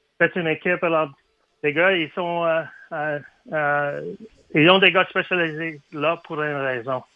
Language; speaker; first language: French; non-native, learner; English